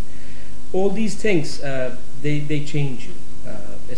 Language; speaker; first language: English; non-native, local second language; Kashmiri